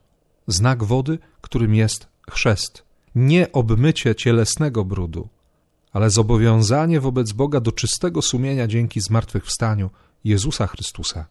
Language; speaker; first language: Polish; native; Polish